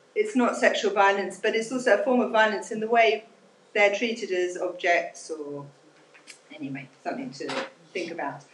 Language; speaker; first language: English; native; English